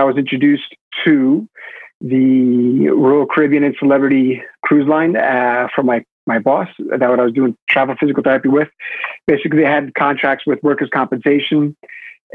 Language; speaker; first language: English; native; English